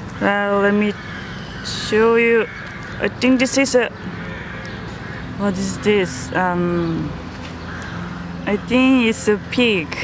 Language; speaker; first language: English; non-native, learner; Korean